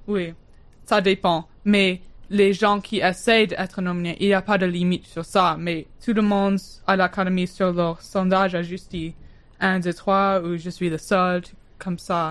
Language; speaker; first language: French; non-native, learner; English